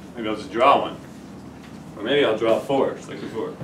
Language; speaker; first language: English; native; English